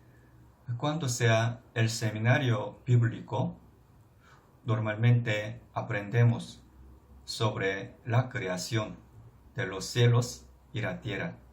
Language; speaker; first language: Spanish; non-native, fluent; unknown